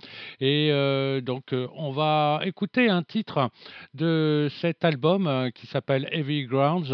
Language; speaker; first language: French; native; French